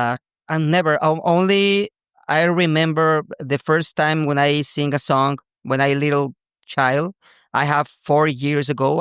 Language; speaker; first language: English; non-native, local second language; Spanish